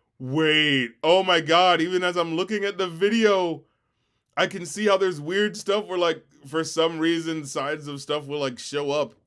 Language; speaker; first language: English; native; English